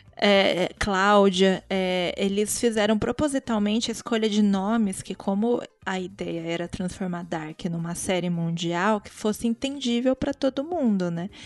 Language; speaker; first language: Portuguese; native; Portuguese